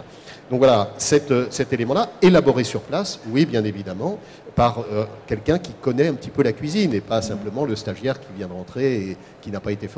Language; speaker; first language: French; native; French